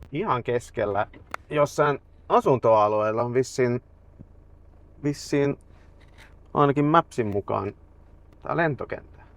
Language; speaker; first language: Finnish; non-native, fluent; Swedish